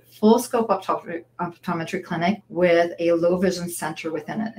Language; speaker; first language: English; native; English